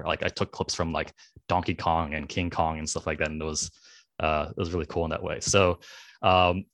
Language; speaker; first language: English; native; English